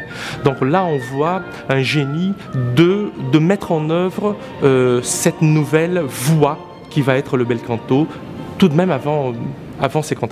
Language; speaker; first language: French; non-native, fluent; Portuguese